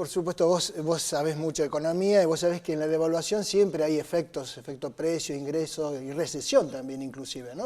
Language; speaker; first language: Spanish; native; Spanish